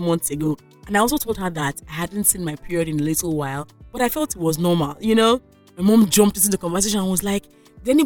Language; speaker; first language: English; non-native, local second language; Yoruba